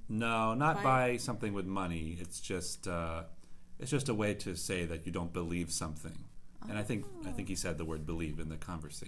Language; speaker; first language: English; native; English